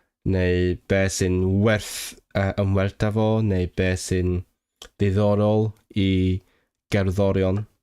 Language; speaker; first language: Welsh; non-native, fluent; Cantonese